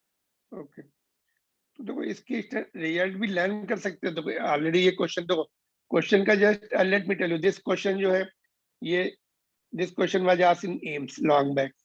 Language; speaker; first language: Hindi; non-native, local second language; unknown